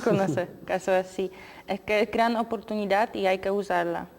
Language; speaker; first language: Spanish; non-native, learner; Polish